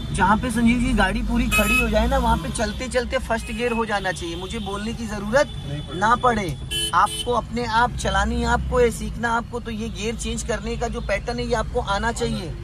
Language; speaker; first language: Hindi; native; Hindi